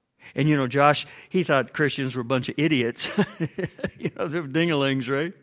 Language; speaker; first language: English; native; English